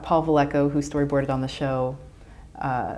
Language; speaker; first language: English; native; English